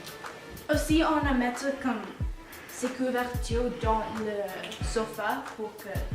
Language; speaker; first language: French; non-native, learner; English